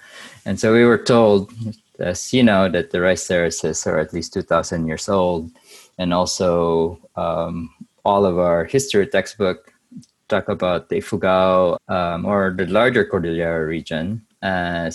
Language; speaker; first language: English; non-native, local second language; Bikol